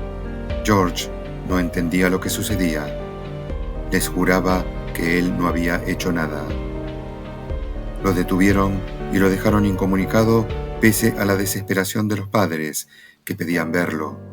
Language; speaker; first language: Spanish; native; Spanish